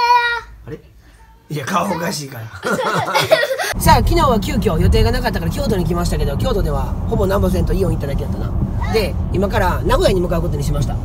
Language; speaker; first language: Japanese; native; Japanese